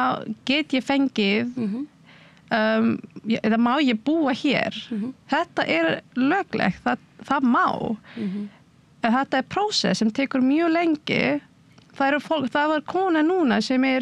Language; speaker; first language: Icelandic; non-native, learner; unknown